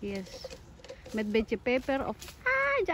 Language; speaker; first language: Dutch; non-native, learner; Indonesian